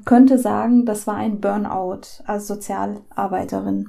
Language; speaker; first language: German; early bilingual, other home language; Persian